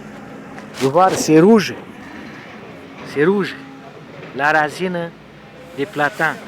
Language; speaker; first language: French; non-native, learner; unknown